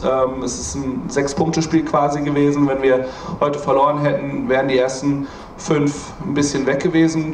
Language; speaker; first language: German; native; German